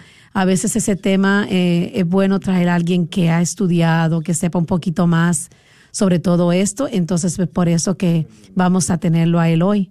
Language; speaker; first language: Spanish; native; Spanish